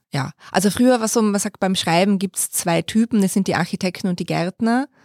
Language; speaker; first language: German; native; German